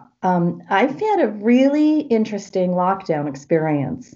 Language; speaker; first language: English; native; English